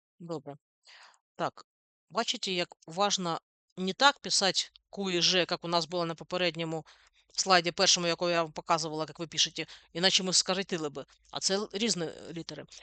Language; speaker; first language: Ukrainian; native; Ukrainian